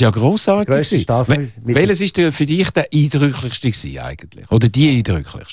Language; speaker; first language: German; native; German